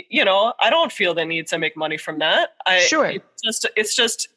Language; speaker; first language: English; native; English